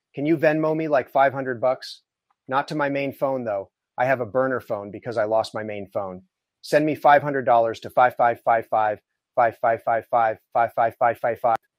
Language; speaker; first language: English; native; English